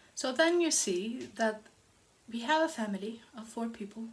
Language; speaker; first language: English; non-native, fluent; Icelandic